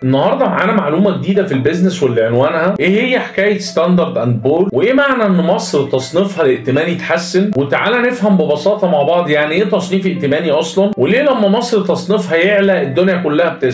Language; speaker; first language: Arabic; native; Arabic